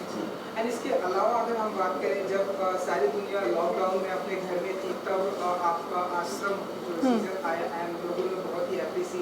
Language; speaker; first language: Hindi; native; Hindi